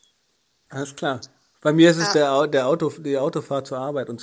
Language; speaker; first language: German; native; German